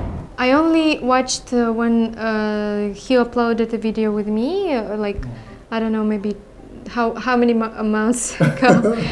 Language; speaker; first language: English; non-native, learner; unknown